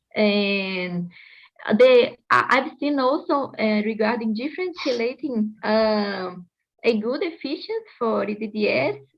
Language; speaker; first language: English; non-native, fluent; Portuguese